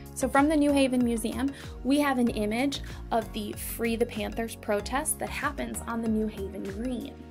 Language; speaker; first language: English; native; English